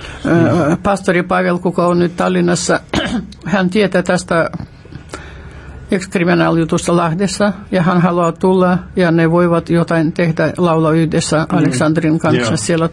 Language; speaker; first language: Finnish; non-native, fluent; Russian